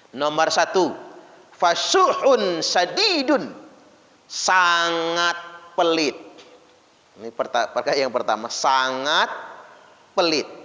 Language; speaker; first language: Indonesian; non-native, local second language; Malay